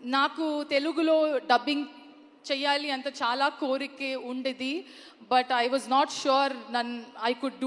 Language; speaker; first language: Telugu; non-native, learner; Kannada